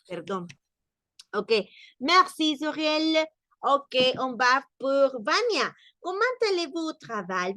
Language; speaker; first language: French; non-native, learner; Spanish